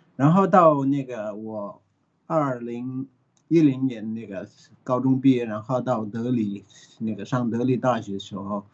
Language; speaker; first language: Chinese; early bilingual, other home language; Tibetan